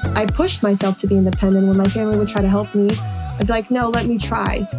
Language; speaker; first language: English; early bilingual, other home language; Polish